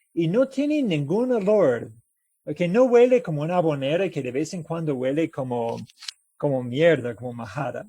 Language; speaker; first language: Spanish; non-native, fluent; English